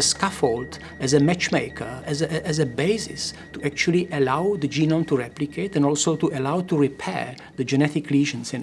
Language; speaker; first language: English; non-native, fluent; Czech